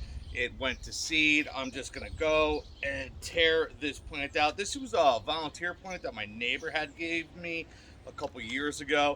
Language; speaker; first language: English; native; English